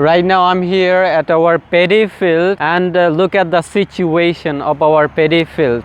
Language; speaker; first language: English; non-native, local second language; Bangla